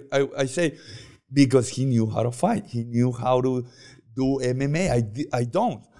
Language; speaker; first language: English; non-native, learner; Spanish